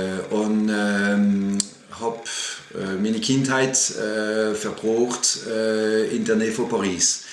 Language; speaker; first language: German; non-native, fluent; French